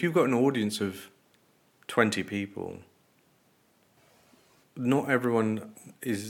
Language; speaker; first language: English; native; English